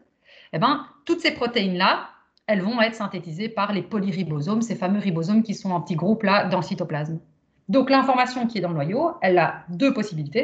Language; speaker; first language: French; native; French